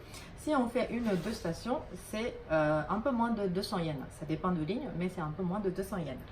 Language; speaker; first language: French; non-native, fluent; Japanese